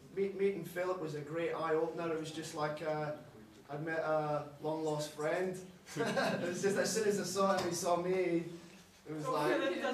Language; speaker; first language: English; native; English